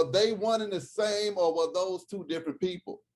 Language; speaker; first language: English; native; English